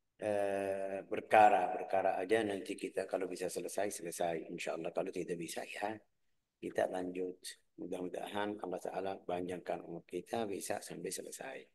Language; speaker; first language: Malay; non-native, fluent; Arabic